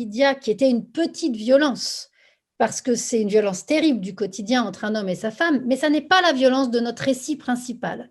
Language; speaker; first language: French; native; French